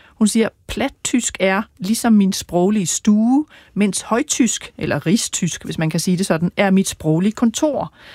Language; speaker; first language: Danish; native; Danish